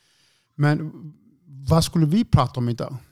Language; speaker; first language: Swedish; non-native, fluent; Icelandic